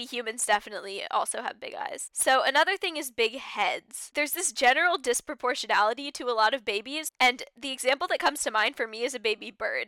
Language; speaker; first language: English; native; English